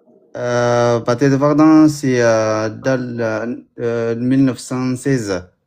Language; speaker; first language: French; non-native, learner; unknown